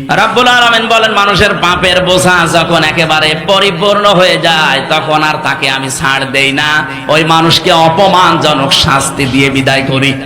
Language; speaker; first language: Bangla; native; Bangla